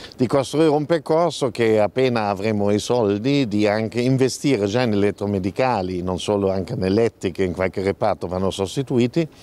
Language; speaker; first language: Italian; non-native, fluent; German